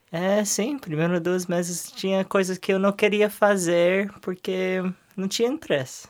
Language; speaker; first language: Portuguese; non-native, learner; English